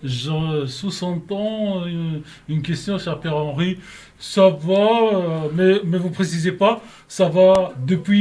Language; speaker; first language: French; native; French